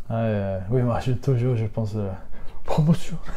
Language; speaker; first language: French; non-native, learner; Spanish